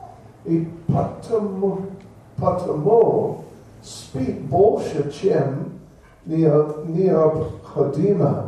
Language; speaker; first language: Russian; non-native, learner; English